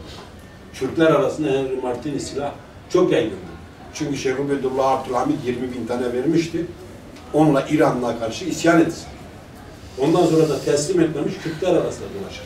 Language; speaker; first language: Turkish; non-native, local second language; Kurdish